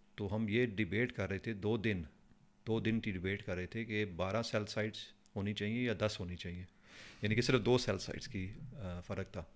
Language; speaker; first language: Urdu; non-native, fluent; Punjabi